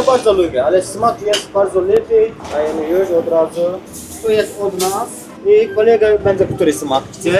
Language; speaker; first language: Polish; non-native, learner; Turkish